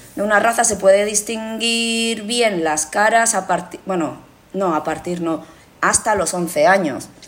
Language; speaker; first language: Spanish; early bilingual, other home language; Korean